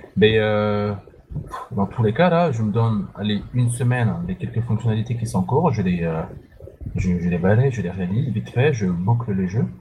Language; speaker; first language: French; non-native, local second language; Sango